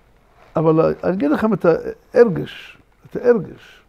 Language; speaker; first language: Hebrew; non-native, fluent; Russian